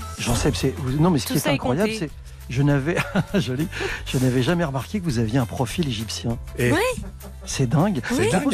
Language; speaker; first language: French; native; French